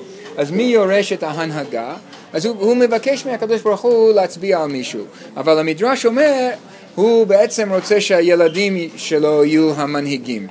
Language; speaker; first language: Hebrew; non-native, fluent; English